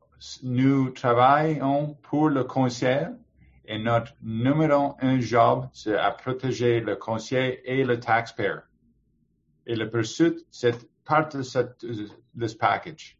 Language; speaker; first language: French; non-native, learner; English